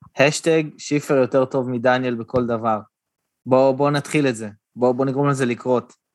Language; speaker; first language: Hebrew; native; Hebrew